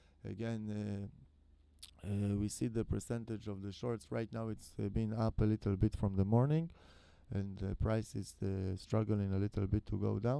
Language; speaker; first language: English; non-native, fluent; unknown